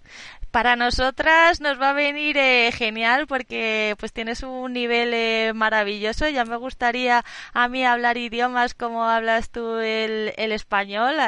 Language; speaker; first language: Spanish; native; Spanish